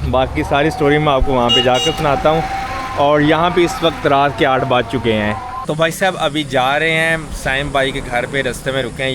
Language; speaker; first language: Urdu; native; Urdu